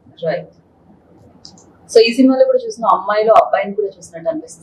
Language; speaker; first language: Telugu; native; Telugu